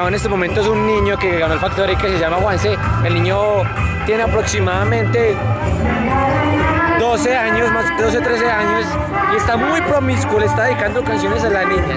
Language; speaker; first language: Spanish; native; Spanish